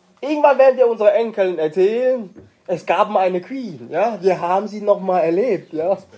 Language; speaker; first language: German; non-native, fluent; French